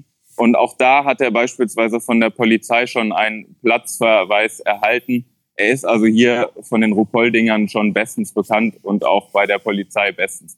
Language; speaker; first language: German; native; German